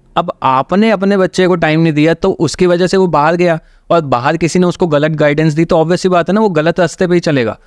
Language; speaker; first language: Hindi; native; Hindi